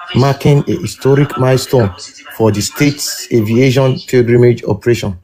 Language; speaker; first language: English; non-native, local second language; Yoruba